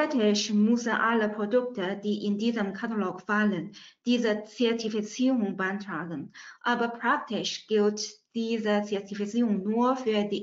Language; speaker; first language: German; non-native, fluent; Chinese